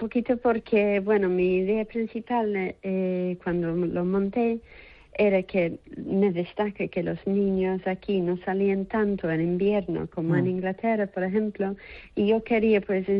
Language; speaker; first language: Spanish; non-native, fluent; English